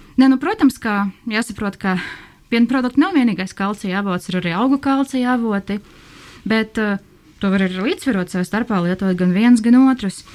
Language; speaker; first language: Latvian; non-native, local second language; Russian